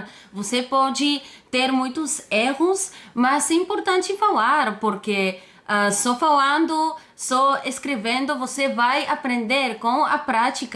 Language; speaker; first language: Portuguese; non-native, fluent; Bulgarian